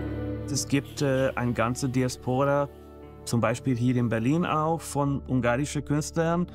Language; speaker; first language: German; non-native, fluent; Hungarian